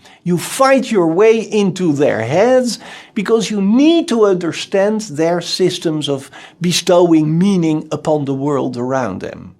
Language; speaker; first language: English; non-native, fluent; Dutch